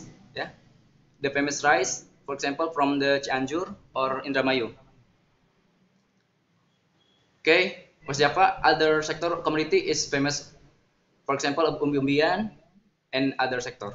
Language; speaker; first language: English; non-native, learner; Indonesian